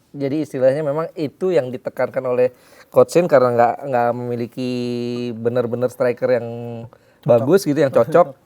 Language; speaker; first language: Indonesian; native; Indonesian